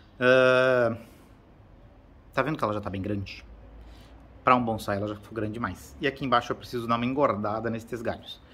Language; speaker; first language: Portuguese; native; Portuguese